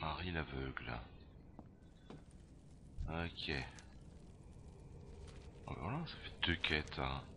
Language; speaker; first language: French; native; French